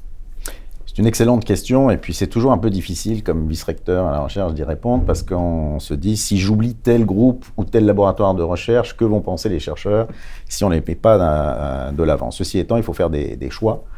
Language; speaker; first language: French; native; French